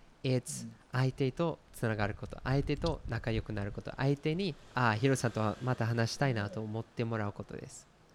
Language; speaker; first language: Japanese; non-native, fluent; English